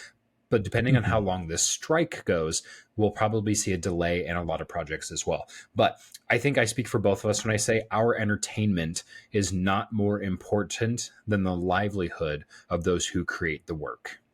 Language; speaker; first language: English; native; English